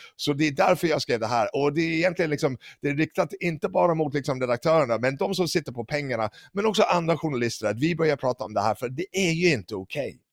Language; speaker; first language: Swedish; non-native, fluent; English